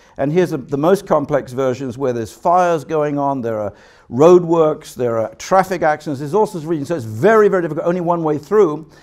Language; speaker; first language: English; native; English